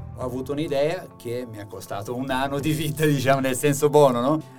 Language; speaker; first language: Italian; non-native, fluent; Portuguese